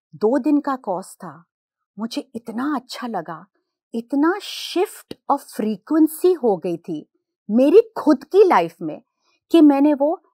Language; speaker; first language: Hindi; non-native, local second language; Gujarati